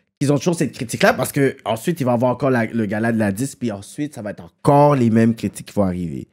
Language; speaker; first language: French; native; French